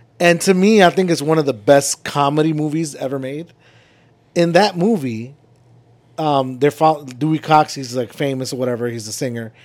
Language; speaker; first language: English; early bilingual, other home language; Spanish